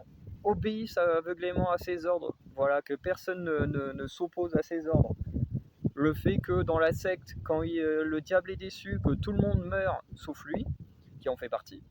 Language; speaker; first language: French; native; French